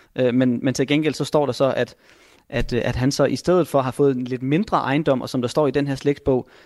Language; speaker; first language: Danish; native; Danish